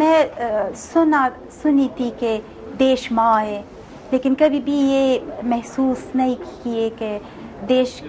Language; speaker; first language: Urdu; non-native, fluent; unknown